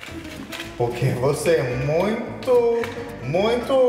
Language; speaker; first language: Portuguese; non-native, learner; English